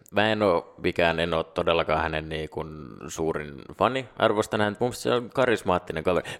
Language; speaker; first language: Finnish; non-native, local second language; Swedish